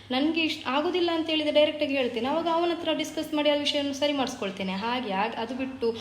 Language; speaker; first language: Kannada; non-native, local second language; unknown